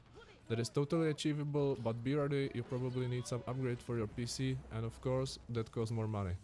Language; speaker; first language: English; non-native, fluent; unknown